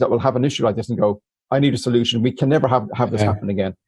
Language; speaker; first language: English; native; English